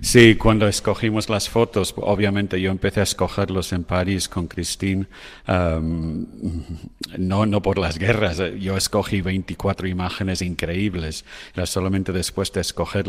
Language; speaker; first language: Spanish; non-native, fluent; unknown